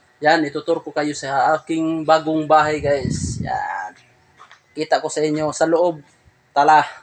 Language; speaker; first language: Filipino; non-native, local second language; Cebuano